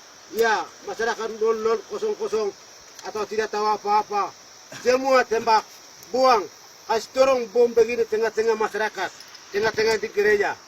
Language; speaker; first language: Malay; non-native, local second language; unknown